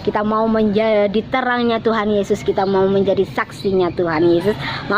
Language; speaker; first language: Indonesian; non-native, local second language; Javanese